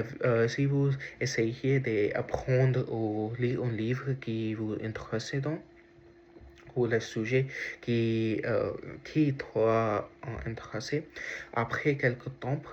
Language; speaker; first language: French; non-native, learner; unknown